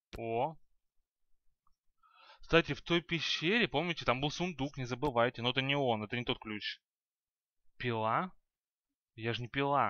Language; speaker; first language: Russian; native; Russian